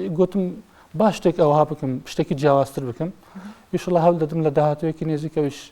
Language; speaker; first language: Central Kurdish; non-native, local second language; Kurdish